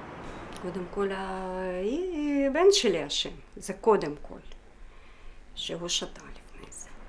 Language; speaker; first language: Hebrew; non-native, fluent; Russian